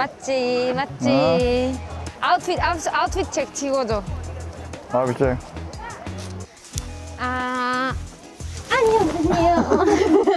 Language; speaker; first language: Korean; non-native, learner; Greek